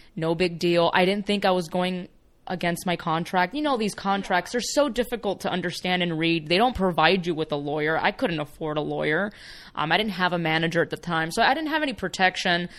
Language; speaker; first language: English; early bilingual, other home language; Spanish